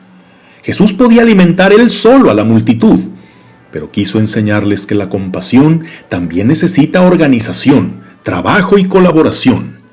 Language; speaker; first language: Spanish; native; Spanish